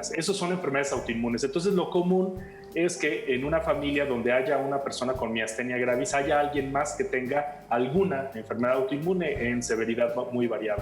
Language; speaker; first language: Spanish; native; Spanish